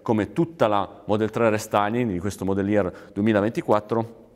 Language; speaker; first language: Italian; native; Italian